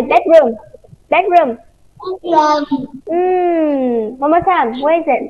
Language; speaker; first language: English; non-native, fluent; Vietnamese